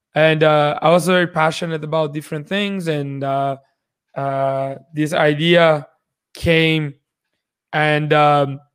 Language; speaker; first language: English; non-native, fluent; Persian